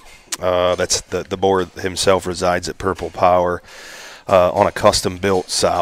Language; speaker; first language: English; native; English